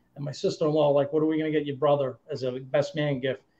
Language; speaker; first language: English; native; English